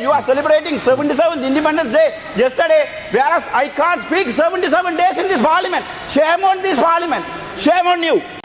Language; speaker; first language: English; non-native, local second language; Tamil